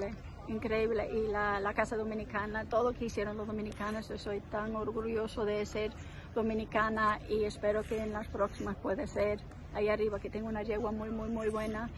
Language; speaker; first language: Spanish; non-native, fluent; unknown